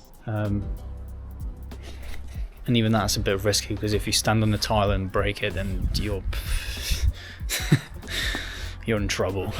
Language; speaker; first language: English; native; English